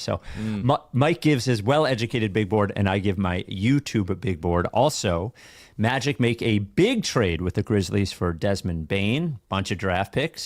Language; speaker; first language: English; native; English